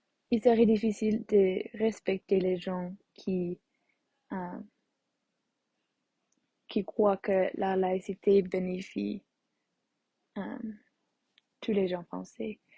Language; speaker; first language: French; non-native, learner; English